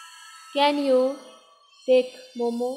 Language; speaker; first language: English; non-native, learner; Hindi